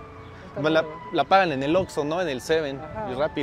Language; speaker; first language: Spanish; native; Spanish